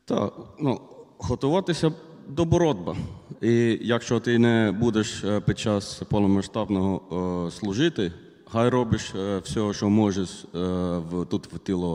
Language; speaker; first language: Ukrainian; non-native, learner; Finnish